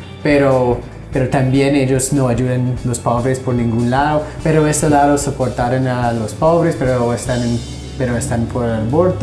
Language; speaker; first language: Spanish; non-native, fluent; English